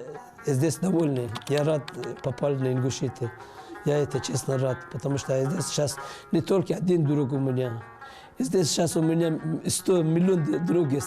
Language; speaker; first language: Russian; non-native, learner; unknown